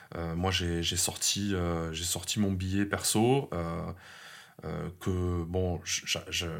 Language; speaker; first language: French; native; French